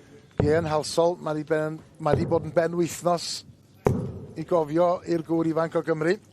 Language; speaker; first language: Welsh; native; Welsh